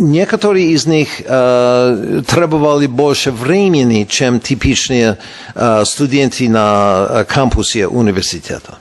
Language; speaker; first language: Russian; non-native, fluent; English